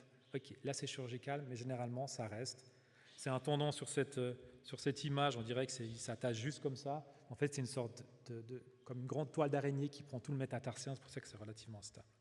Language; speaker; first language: French; native; French